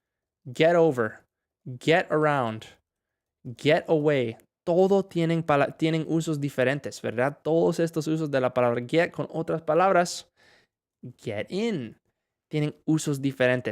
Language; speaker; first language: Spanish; non-native, fluent; English